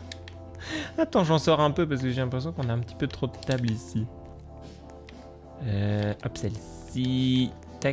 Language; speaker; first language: French; native; French